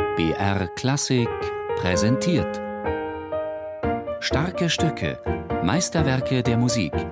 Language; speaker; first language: German; native; German